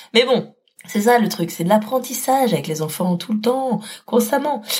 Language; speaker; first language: French; native; French